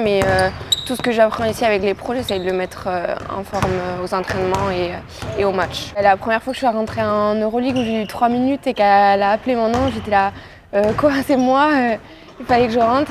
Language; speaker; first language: French; native; French